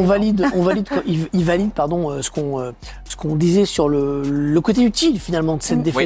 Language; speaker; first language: French; native; French